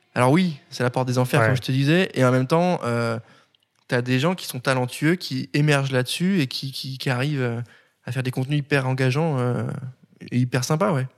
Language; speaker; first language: French; native; French